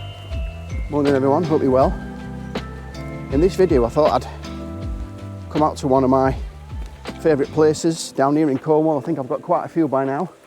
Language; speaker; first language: English; native; English